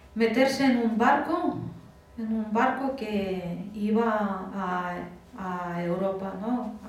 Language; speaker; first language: Spanish; non-native, fluent; Russian